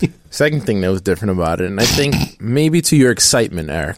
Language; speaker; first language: English; native; English